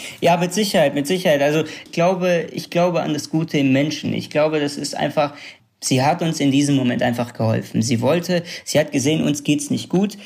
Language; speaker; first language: German; early bilingual, other home language; Kurdish